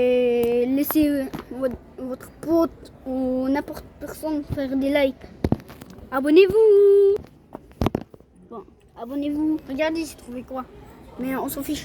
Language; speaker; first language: French; non-native, learner; Arabic